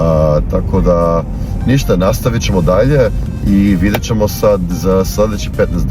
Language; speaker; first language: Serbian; non-native, fluent; English